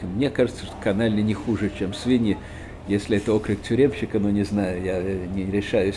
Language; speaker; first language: Russian; native; Russian